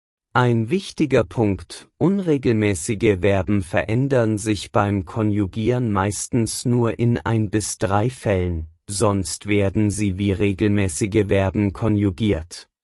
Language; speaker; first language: German; non-native, fluent; Persian